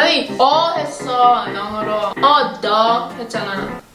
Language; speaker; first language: Korean; early bilingual, heritage; English